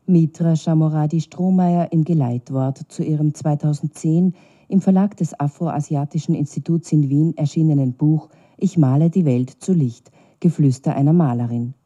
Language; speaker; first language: German; native; German